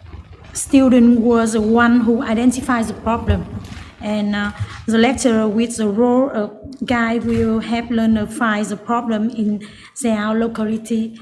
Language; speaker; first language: English; non-native, learner; Vietnamese